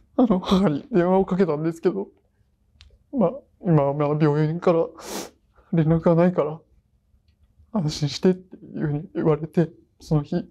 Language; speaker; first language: Japanese; native; Japanese